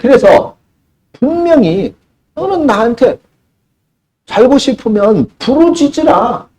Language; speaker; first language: Korean; native; Korean